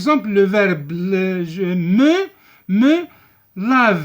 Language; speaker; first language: French; non-native, local second language; Arabic